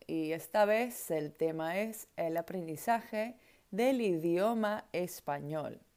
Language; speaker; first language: Spanish; non-native, fluent; Dutch